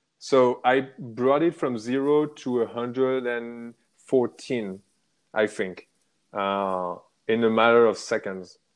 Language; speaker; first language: English; non-native, fluent; French